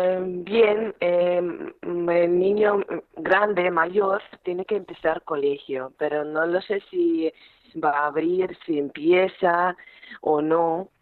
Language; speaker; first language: Spanish; non-native, learner; Ukrainian